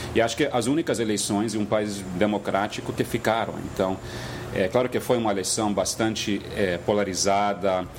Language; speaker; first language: Portuguese; non-native, fluent; English